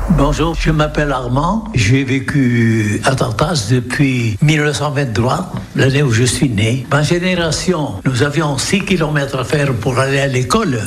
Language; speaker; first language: French; non-native, local second language; Occitan